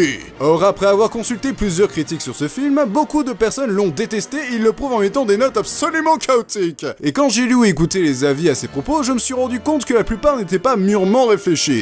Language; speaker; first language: French; native; French